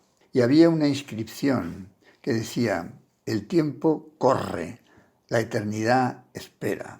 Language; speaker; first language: Spanish; native; Spanish